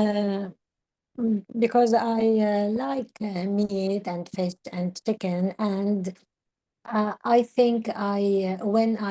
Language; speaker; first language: English; non-native, learner; Arabic